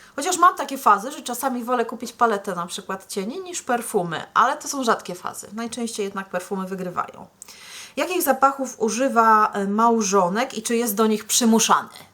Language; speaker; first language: Polish; native; Polish